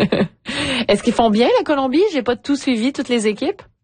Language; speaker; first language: French; native; French